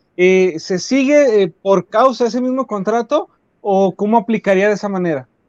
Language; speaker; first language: Spanish; native; Spanish